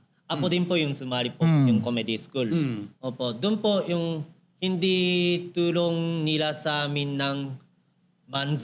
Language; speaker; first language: Filipino; non-native, learner; Japanese